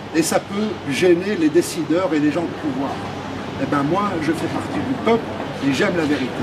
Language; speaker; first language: French; early bilingual, other home language; Arabic